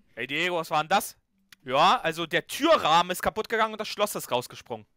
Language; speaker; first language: German; early bilingual, other home language; Ukrainian